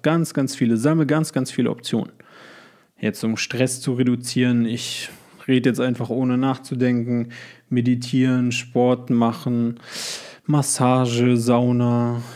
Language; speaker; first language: German; native; German